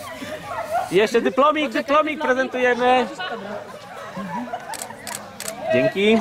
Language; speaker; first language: Polish; native; Polish